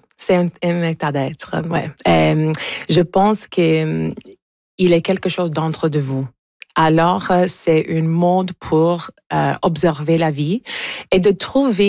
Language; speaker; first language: French; early bilingual, heritage; English